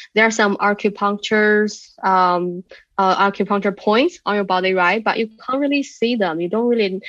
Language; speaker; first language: English; non-native, fluent; Chinese